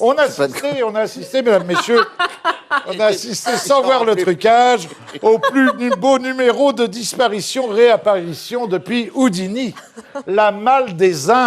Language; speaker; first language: French; native; French